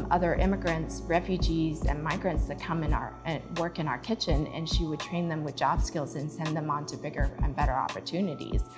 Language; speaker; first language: English; early bilingual, other home language; Chinese